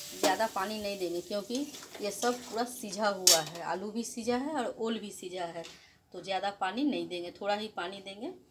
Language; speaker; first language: Hindi; native; Hindi